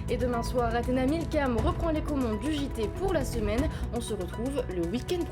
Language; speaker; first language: French; native; French